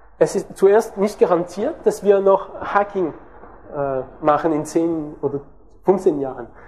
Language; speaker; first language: German; non-native, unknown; French